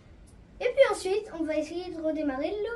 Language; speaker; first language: French; native; French